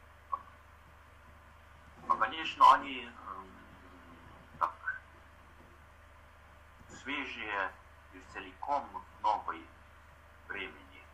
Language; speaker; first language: Russian; non-native, fluent; Estonian